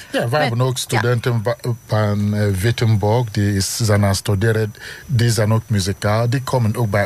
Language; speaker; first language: Dutch; non-native, fluent; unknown